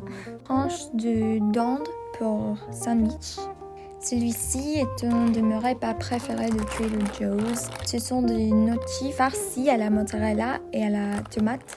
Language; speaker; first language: French; non-native, learner; English